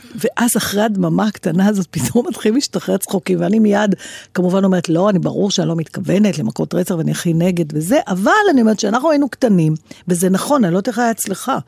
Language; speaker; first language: Hebrew; native; Hebrew